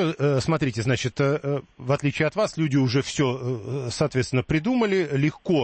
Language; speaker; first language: Russian; native; Russian